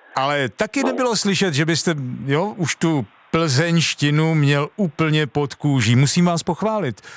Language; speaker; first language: Czech; native; Czech